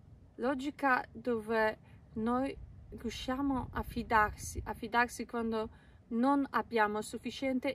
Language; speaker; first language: Italian; non-native, fluent; Polish